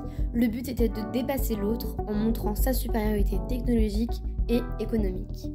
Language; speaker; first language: French; native; French